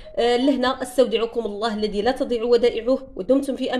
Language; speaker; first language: Arabic; native; Arabic